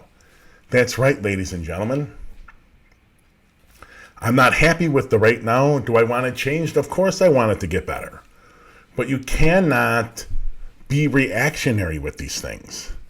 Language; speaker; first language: English; native; English